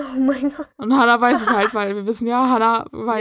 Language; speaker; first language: German; native; German